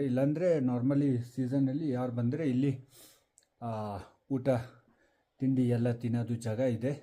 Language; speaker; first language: Kannada; non-native, fluent; Ladakhi